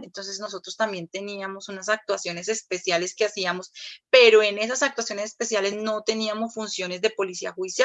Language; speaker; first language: Spanish; native; Spanish